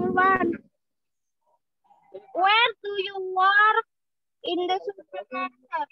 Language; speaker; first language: English; non-native, learner; Indonesian